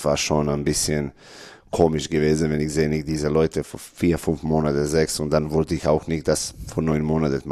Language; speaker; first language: German; non-native, learner; Serbian